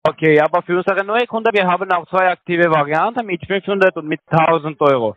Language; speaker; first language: German; non-native, learner; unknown